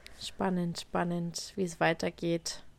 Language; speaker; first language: German; native; German